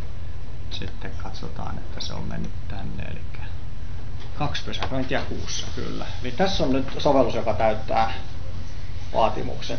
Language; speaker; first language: Finnish; native; Finnish